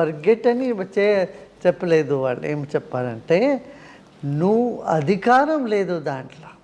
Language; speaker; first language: Telugu; non-native, local second language; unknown